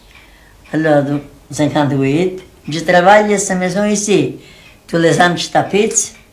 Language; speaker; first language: French; non-native, learner; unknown